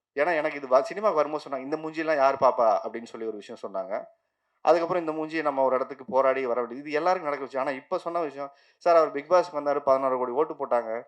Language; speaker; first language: Tamil; native; Tamil